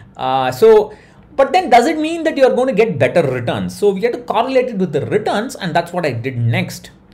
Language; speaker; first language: English; non-native, local second language; Tamil